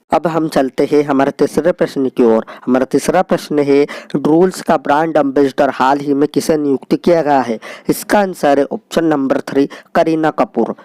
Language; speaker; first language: Hindi; native; Hindi